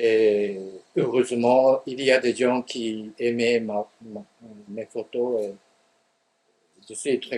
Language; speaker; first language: French; non-native, fluent; Japanese